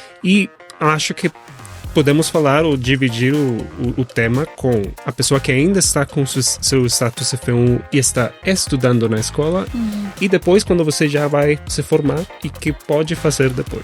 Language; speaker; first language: Portuguese; non-native, fluent; Spanish